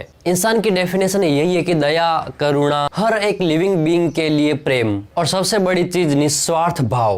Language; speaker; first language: Hindi; native; Hindi